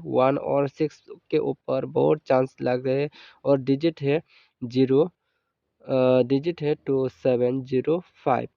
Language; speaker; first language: Hindi; non-native, local second language; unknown